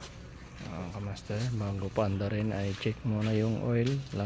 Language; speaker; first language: Filipino; native; Filipino